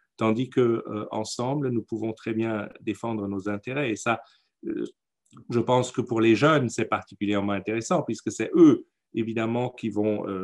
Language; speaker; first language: French; non-native, fluent; German